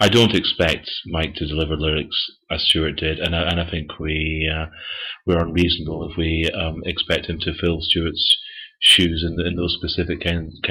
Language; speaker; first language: English; native; English